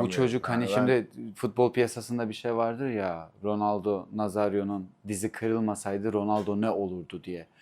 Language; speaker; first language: Turkish; native; Turkish